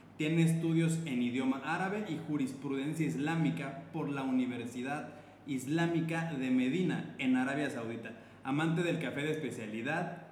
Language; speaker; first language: Spanish; native; Spanish